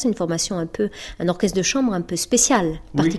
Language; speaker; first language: French; native; French